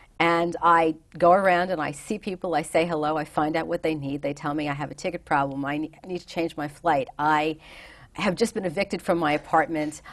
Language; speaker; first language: English; native; English